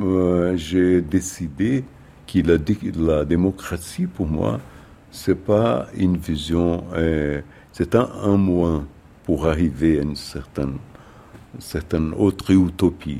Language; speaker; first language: French; non-native, fluent; Portuguese